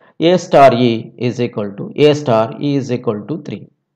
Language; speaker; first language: English; non-native, local second language; Telugu